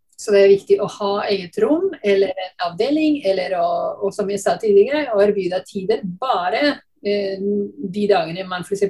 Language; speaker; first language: Norwegian; non-native, fluent; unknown